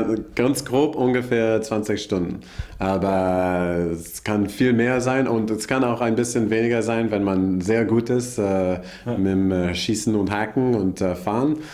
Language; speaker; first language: German; non-native, learner; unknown